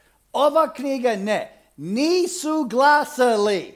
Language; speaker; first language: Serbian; non-native, fluent; English